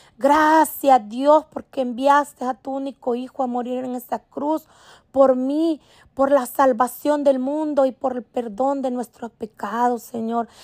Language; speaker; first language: Spanish; native; Spanish